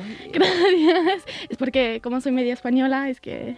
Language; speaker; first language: Spanish; early bilingual, heritage; English